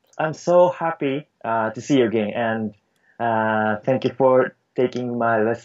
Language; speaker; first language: English; non-native, learner; Japanese